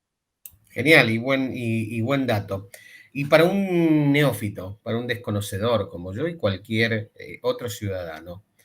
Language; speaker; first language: Spanish; native; Spanish